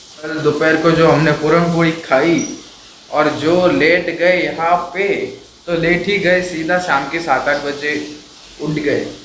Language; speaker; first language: Hindi; non-native, local second language; Marathi